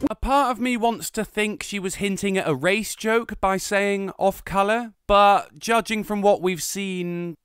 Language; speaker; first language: English; native; English